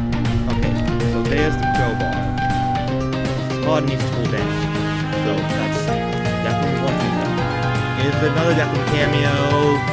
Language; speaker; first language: English; native; English